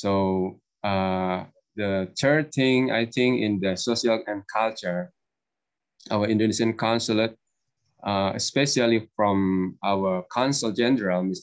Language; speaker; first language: English; non-native, learner; Indonesian